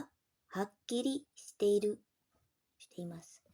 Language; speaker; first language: Japanese; non-native, learner; Indonesian